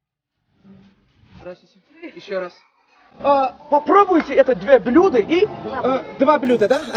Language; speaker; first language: Russian; non-native, learner; Turkmen